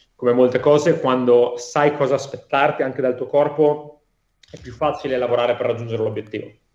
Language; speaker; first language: Italian; native; Italian